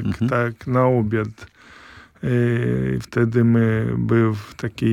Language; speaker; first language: Polish; non-native, fluent; Ukrainian